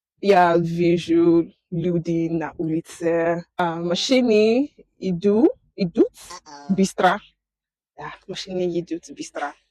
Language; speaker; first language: Russian; non-native, learner; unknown